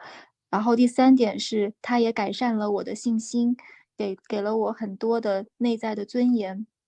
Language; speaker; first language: Chinese; native; Chinese